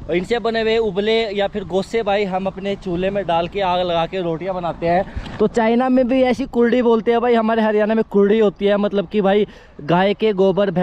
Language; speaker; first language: Hindi; native; Hindi